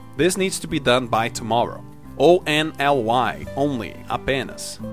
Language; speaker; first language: English; non-native, fluent; Portuguese